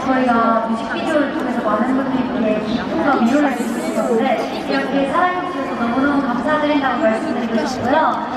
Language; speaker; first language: Korean; native; Korean